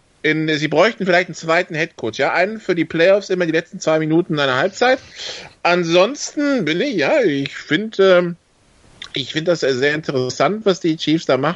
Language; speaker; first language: German; native; German